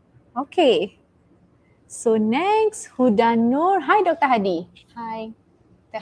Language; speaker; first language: Malay; native; Malay